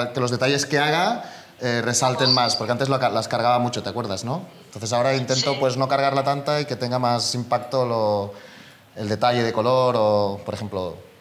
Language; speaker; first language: Spanish; native; Spanish